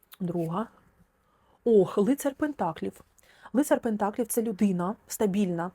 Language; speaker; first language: Ukrainian; non-native, local second language; Russian